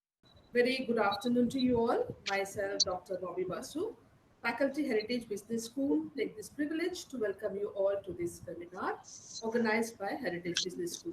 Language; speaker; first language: English; non-native, local second language; Bangla